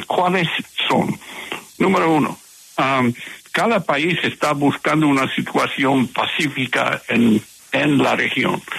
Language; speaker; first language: Spanish; non-native, fluent; English